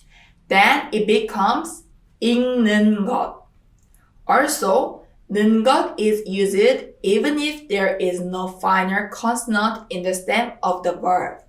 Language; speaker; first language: English; non-native, fluent; Korean